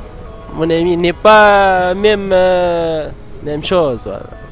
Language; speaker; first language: French; non-native, learner; Arabic